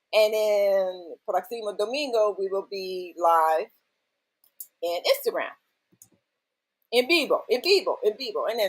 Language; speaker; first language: Spanish; non-native, learner; English